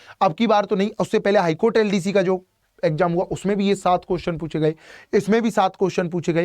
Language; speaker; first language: Hindi; native; Hindi